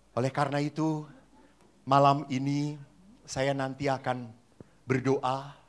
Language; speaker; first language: Indonesian; native; Indonesian